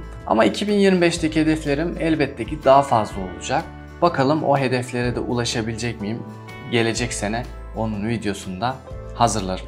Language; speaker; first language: Turkish; native; Turkish